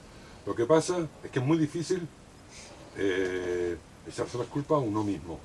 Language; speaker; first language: Spanish; native; Spanish